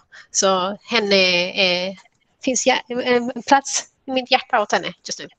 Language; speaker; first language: Swedish; non-native, fluent; Spanish